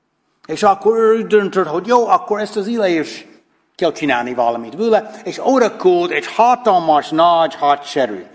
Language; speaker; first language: Hungarian; non-native, fluent; English